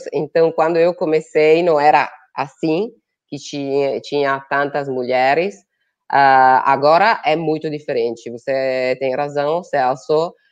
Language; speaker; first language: Portuguese; non-native, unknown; Italian